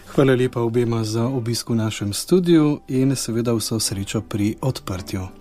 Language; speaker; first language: Slovenian; native; Slovenian